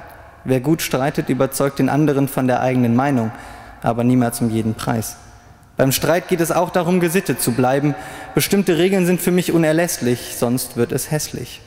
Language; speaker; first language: German; native; German